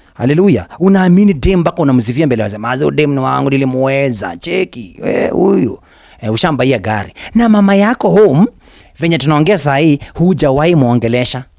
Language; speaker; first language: Swahili; non-native, local second language; Luyia